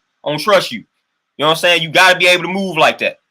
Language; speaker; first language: English; native; English